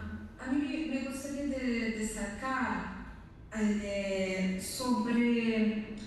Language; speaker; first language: Spanish; non-native, learner; Portuguese